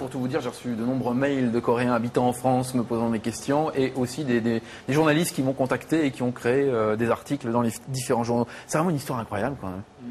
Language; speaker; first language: French; native; French